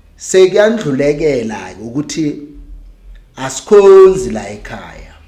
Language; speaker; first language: Zulu; native; Zulu